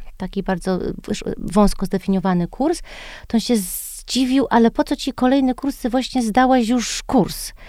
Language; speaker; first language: Polish; early bilingual, heritage; Polish